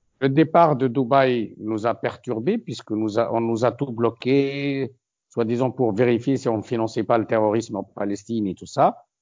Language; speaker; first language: French; non-native, local second language; Arabic